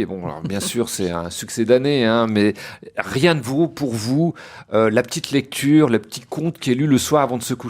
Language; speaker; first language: French; native; French